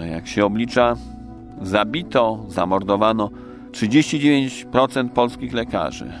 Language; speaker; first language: Polish; native; Polish